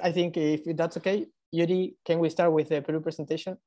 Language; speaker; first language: English; non-native, fluent; Spanish